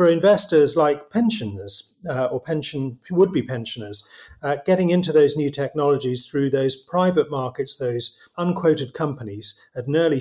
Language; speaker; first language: English; native; English